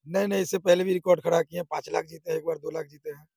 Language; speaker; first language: Hindi; native; Hindi